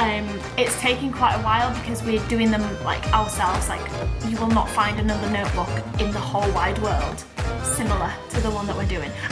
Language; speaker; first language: English; native; English